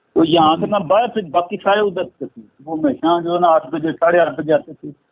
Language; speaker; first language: Urdu; non-native, local second language; Punjabi